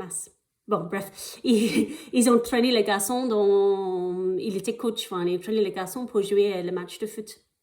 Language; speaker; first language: French; non-native, fluent; English